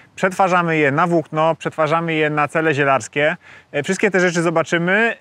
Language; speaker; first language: Polish; native; Polish